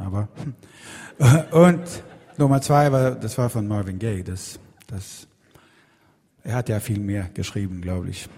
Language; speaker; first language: German; non-native, fluent; Swedish